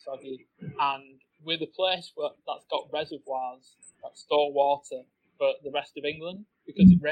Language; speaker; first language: English; native; English